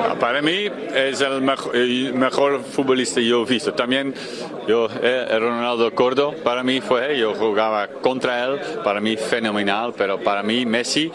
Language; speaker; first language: Spanish; non-native, learner; Dutch